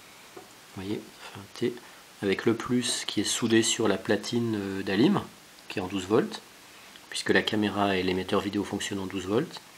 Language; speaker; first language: French; native; French